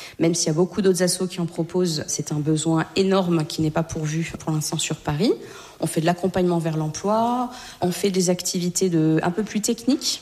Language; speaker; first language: French; native; French